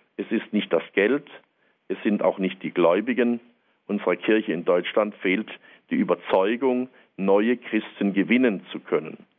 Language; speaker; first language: German; native; German